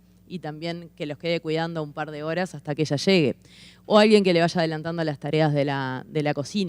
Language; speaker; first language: Spanish; native; Spanish